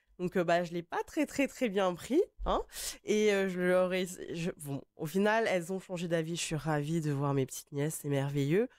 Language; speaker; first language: French; native; French